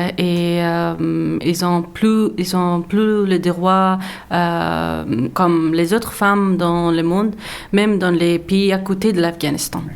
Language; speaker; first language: French; non-native, learner; Persian